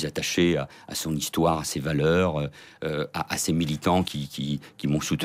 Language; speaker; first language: French; early bilingual, other home language; Catalan